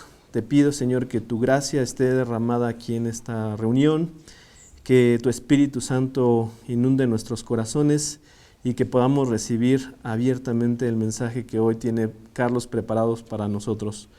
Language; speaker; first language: Spanish; native; Spanish